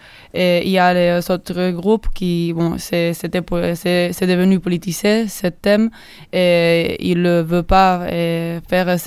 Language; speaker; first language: French; non-native, learner; Basque